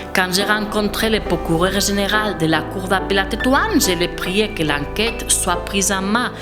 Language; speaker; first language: French; non-native, fluent; Spanish